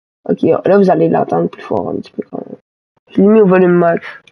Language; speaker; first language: French; native; French